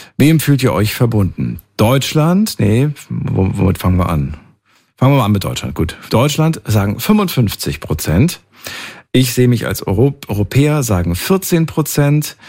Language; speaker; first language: German; native; German